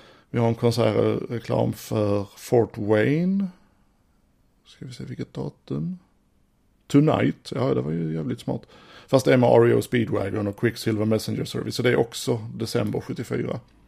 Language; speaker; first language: Swedish; native; Swedish